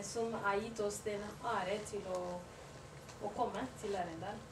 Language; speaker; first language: Norwegian; non-native, learner; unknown